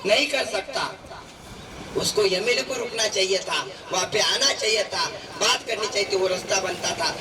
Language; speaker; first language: Hindi; non-native, local second language; Marathi